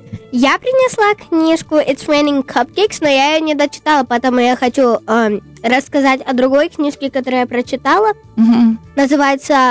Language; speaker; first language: Russian; early bilingual, heritage; English